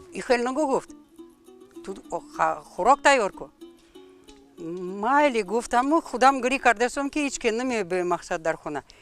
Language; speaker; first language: Tajik; non-native, fluent; Russian